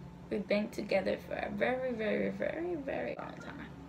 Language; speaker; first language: English; early bilingual, other home language; Spanish